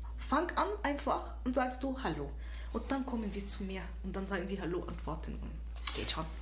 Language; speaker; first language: German; non-native, fluent; Arabic